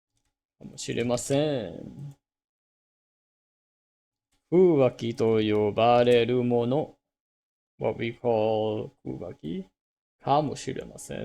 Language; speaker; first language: Japanese; non-native, learner; English